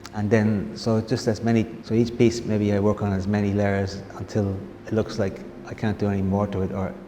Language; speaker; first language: English; native; English